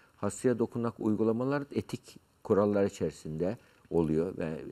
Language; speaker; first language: Turkish; native; Turkish